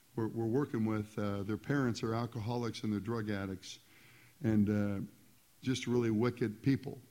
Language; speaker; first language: English; native; English